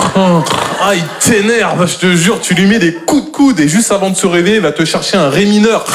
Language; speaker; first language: French; native; French